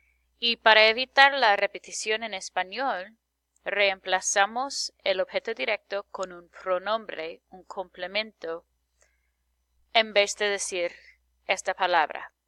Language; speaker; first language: Spanish; non-native, fluent; English